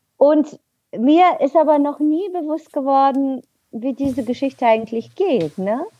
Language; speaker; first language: German; non-native, fluent; Bulgarian